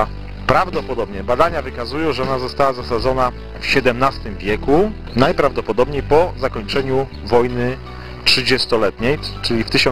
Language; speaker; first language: Polish; native; Polish